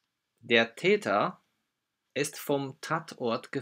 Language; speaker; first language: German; non-native, fluent; Polish